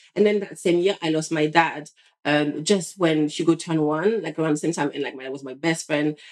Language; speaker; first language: English; non-native, fluent; French